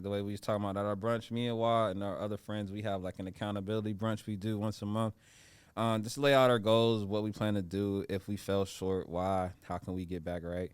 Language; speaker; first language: English; native; English